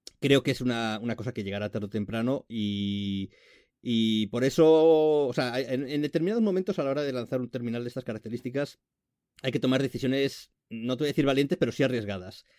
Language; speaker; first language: Spanish; native; Spanish